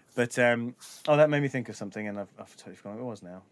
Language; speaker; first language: English; native; English